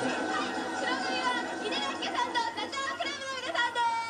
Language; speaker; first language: Japanese; native; Japanese